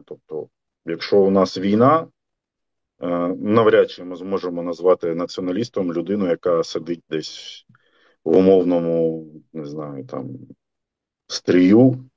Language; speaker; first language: Ukrainian; native; Ukrainian